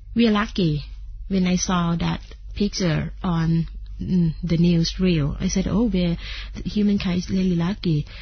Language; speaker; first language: English; non-native, fluent; Thai